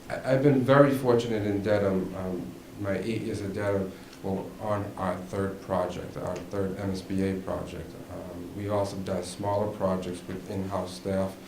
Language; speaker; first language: English; native; English